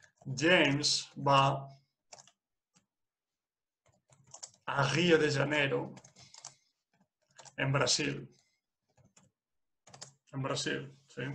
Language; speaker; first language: Spanish; non-native, fluent; English